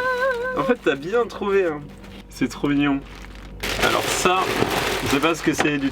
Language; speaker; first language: French; native; French